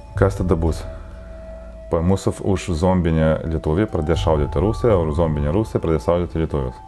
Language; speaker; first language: Lithuanian; non-native, local second language; Polish